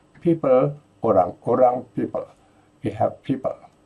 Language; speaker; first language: English; non-native, fluent; Indonesian